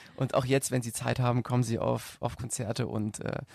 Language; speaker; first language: German; native; German